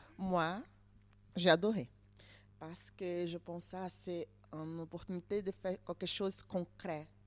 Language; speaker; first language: French; non-native, learner; Portuguese